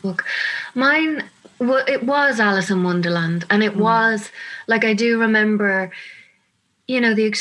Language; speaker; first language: English; native; English